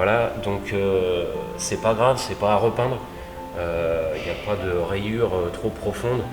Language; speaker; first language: French; native; French